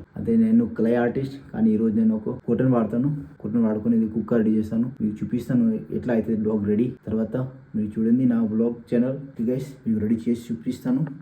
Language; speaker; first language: Telugu; non-native, learner; Hindi